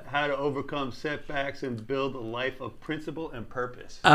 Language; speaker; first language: English; native; English